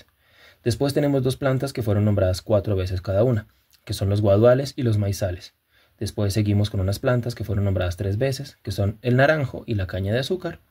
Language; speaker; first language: Spanish; native; Spanish